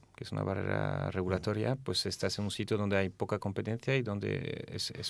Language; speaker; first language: Spanish; non-native, fluent; French